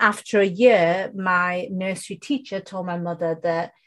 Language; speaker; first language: English; non-native, local second language; Bangla